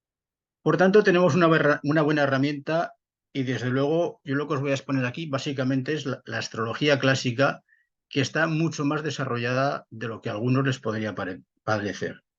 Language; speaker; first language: Spanish; native; Spanish